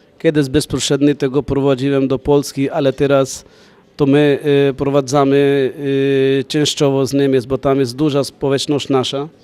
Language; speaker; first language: Polish; non-native, fluent; Punjabi